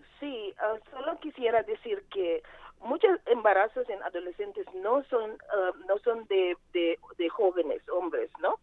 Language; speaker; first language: Spanish; non-native, fluent; Portuguese